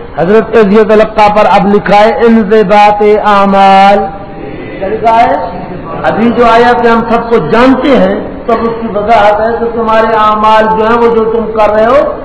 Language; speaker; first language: Urdu; non-native, local second language; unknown